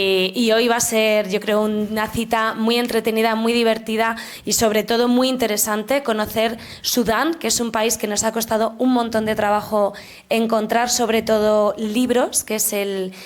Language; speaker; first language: Spanish; native; Spanish